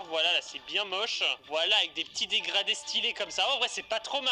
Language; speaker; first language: French; native; French